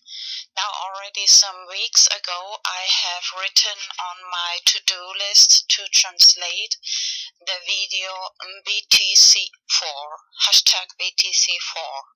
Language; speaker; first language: English; non-native, fluent; Spanish